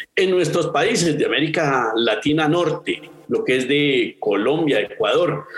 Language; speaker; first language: Spanish; native; Spanish